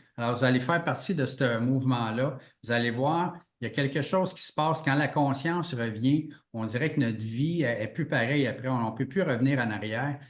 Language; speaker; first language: French; native; French